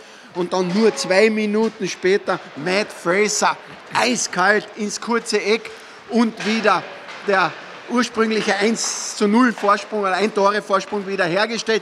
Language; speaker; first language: German; native; German